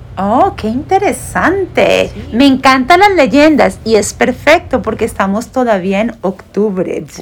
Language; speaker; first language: Spanish; non-native, fluent; English